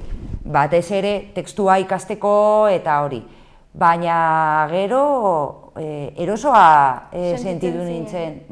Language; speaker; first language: Basque; non-native, local second language; Spanish